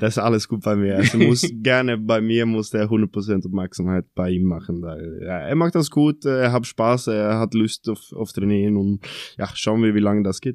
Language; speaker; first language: German; non-native, fluent; Norwegian